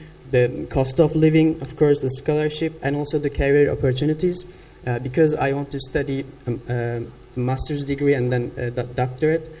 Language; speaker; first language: English; non-native, fluent; Turkish